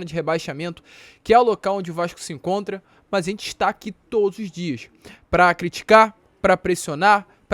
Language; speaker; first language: Portuguese; native; Portuguese